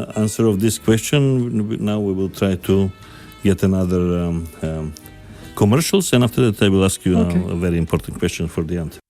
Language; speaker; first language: English; non-native, fluent; Macedonian